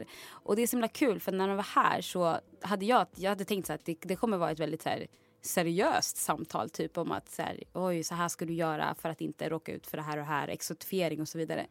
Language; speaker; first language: Swedish; native; Swedish